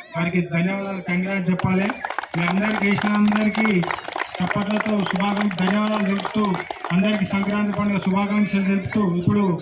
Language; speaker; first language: Telugu; native; Telugu